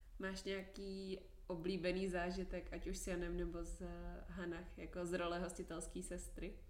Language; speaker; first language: Czech; native; Czech